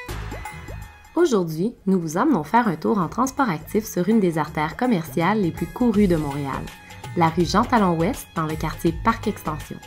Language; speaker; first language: French; native; French